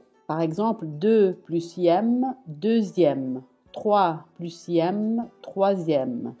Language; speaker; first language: French; non-native, fluent; Italian